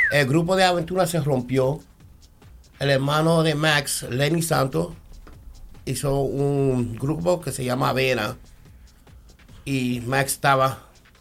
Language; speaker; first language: Spanish; early bilingual, heritage; Spanish